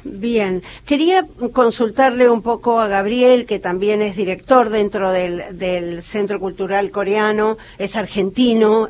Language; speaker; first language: Spanish; native; Spanish